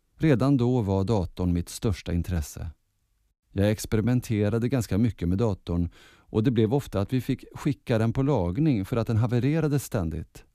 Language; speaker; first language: Swedish; early bilingual, other home language; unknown